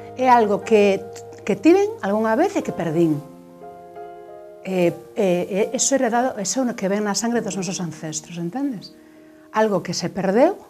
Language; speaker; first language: Galician; non-native, local second language; Spanish